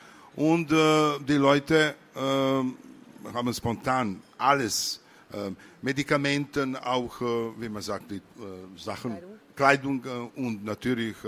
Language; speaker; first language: German; non-native, learner; Serbian